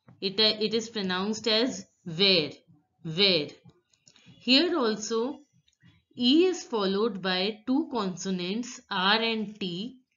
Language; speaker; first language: English; non-native, local second language; Hindi